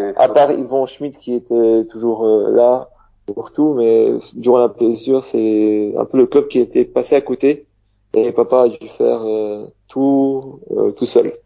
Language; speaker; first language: French; non-native, fluent; Polish